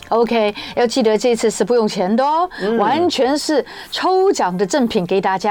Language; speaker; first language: Chinese; native; Chinese